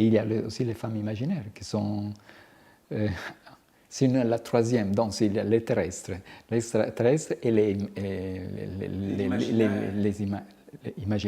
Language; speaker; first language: French; non-native, fluent; Italian